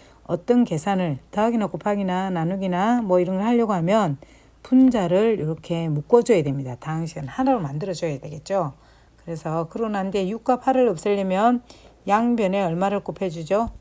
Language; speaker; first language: Korean; native; Korean